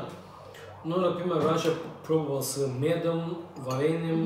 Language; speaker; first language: Russian; non-native, learner; Turkish